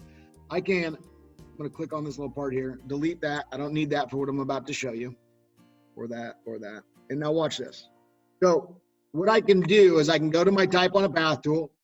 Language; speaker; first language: English; native; English